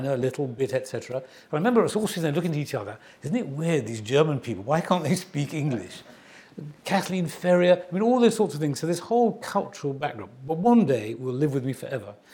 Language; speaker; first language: English; native; English